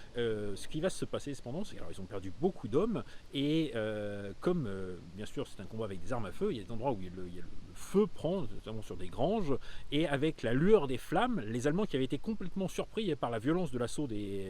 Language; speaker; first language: French; native; French